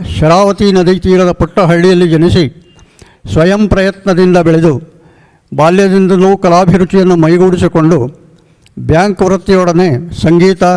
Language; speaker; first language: Kannada; native; Kannada